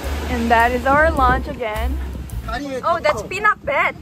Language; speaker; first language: English; non-native, local second language; Korean